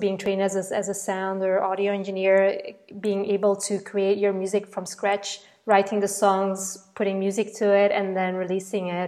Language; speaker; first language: English; non-native, fluent; Dutch